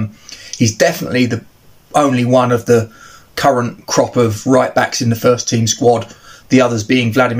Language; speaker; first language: English; native; English